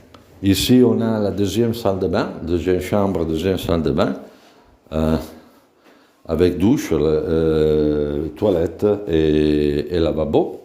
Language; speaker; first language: French; non-native, fluent; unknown